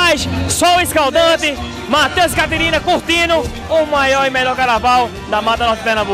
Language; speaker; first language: Portuguese; native; Portuguese